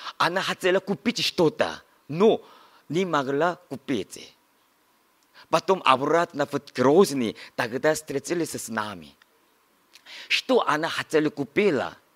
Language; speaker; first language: Russian; non-native, learner; Korean